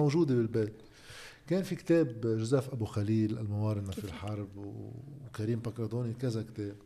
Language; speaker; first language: Arabic; native; Arabic